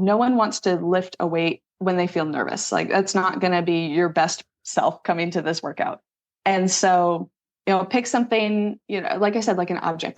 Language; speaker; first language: English; native; English